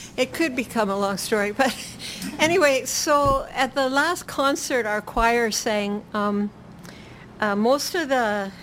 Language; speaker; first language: English; native; English